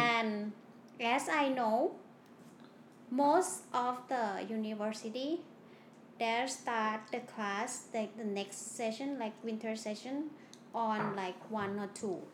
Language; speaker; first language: English; non-native, learner; Thai